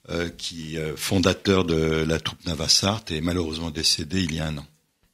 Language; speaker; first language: French; native; French